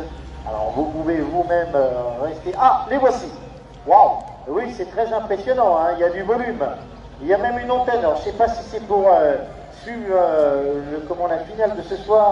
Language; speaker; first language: French; native; French